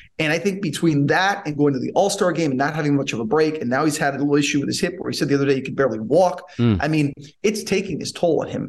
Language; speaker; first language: English; native; English